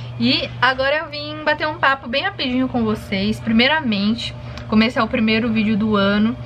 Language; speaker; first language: Portuguese; native; Portuguese